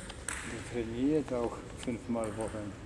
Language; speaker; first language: German; non-native, learner; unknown